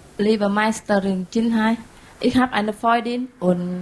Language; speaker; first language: German; non-native, learner; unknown